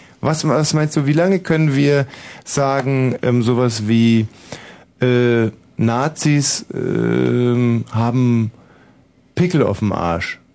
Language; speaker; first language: German; native; German